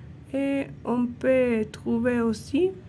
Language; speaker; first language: French; non-native, learner; Spanish